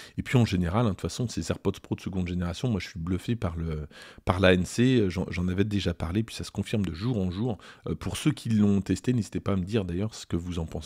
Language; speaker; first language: French; native; French